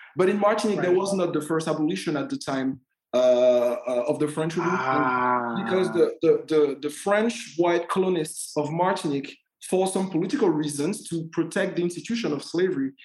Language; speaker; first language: English; non-native, fluent; French